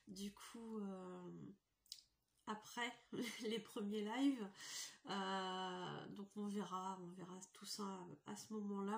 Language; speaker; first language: French; native; French